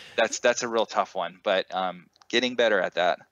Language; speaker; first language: English; native; English